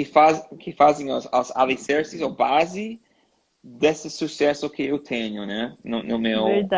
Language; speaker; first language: Portuguese; non-native, learner; English